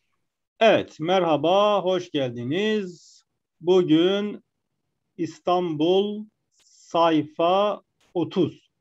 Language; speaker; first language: Turkish; non-native, fluent; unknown